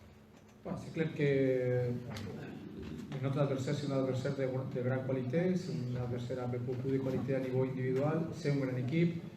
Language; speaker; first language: French; non-native, fluent; Spanish